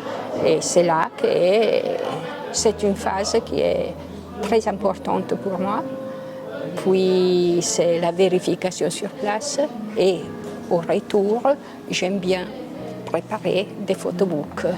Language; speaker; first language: French; non-native, local second language; Italian